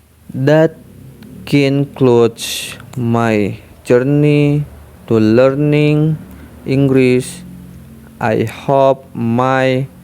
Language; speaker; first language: English; non-native, learner; Indonesian